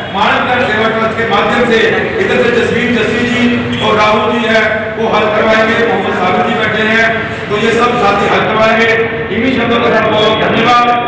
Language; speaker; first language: Hindi; non-native, local second language; Punjabi